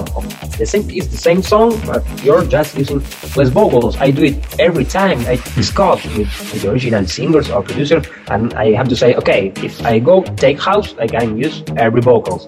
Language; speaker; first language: English; non-native, fluent; Spanish